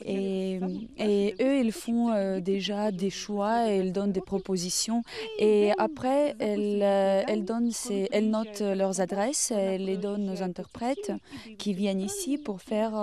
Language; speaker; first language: French; non-native, fluent; Ukrainian